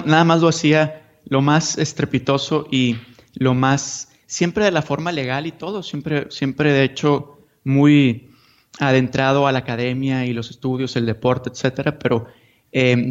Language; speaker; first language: Spanish; native; Spanish